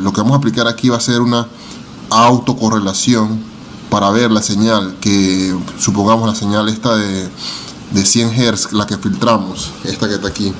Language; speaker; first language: Spanish; native; Spanish